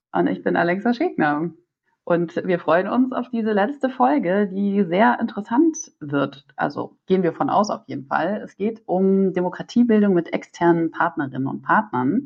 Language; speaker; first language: German; native; German